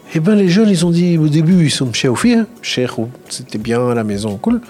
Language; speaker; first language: French; non-native, local second language; Arabic